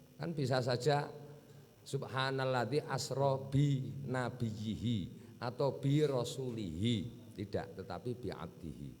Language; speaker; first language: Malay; non-native, local second language; Javanese